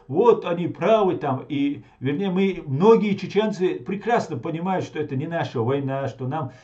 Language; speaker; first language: Russian; non-native, local second language; Chechen